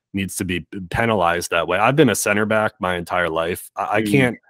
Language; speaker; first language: English; native; English